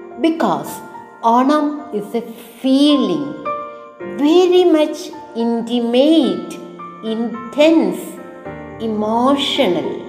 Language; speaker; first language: English; non-native, local second language; Malayalam